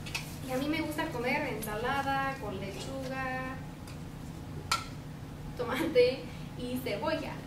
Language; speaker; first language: Spanish; non-native, fluent; English